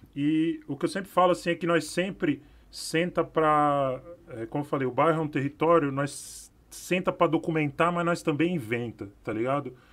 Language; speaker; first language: Portuguese; native; Portuguese